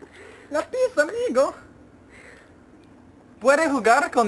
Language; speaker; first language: Spanish; non-native, learner; English